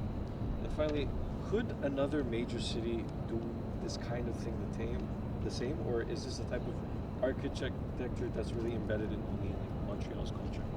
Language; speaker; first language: English; non-native, local second language; French